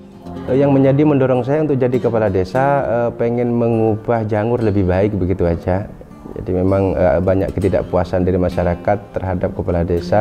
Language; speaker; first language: Indonesian; non-native, local second language; Madurese